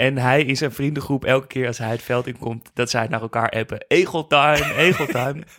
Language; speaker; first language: Dutch; native; Dutch